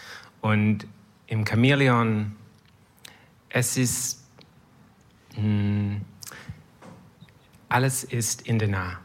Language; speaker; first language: German; non-native, learner; English